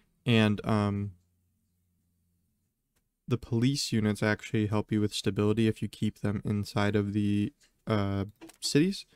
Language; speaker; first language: English; native; English